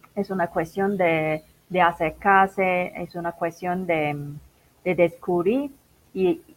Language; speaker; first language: Spanish; non-native, fluent; Cantonese